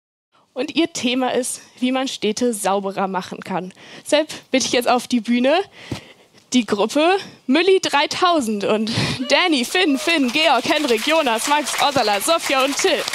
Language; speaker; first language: German; native; German